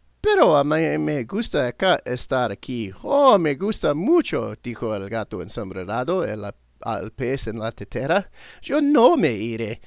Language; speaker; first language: Spanish; non-native, learner; English